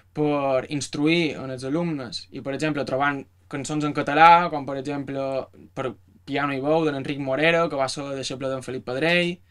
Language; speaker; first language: Catalan; native; Catalan